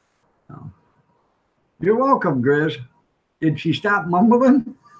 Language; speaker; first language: English; native; English